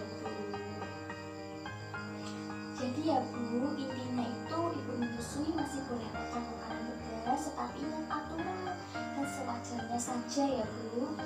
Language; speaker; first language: Indonesian; native; Indonesian